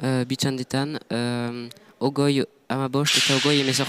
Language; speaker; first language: Basque; non-native, local second language; French